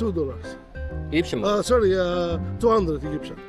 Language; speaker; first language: English; non-native, learner; Arabic